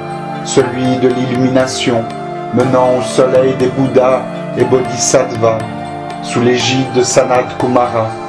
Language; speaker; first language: French; native; French